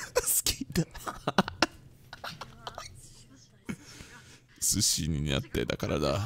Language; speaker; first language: Japanese; non-native, learner; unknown